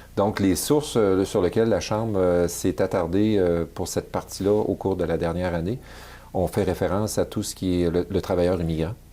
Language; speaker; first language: French; native; French